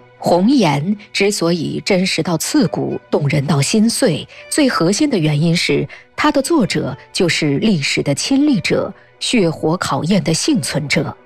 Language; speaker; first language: Chinese; native; Chinese